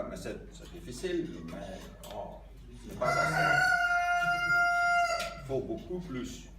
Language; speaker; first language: French; non-native, local second language; Dutch